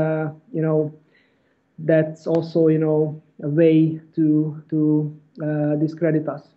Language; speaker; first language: English; non-native, fluent; Hungarian